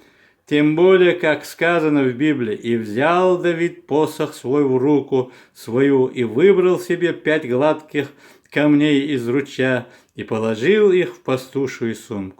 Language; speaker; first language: Russian; non-native, local second language; Chechen